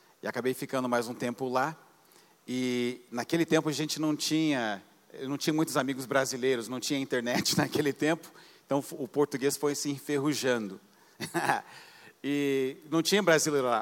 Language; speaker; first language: Portuguese; native; Portuguese